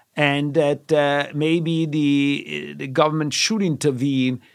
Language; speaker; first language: English; non-native, fluent; Italian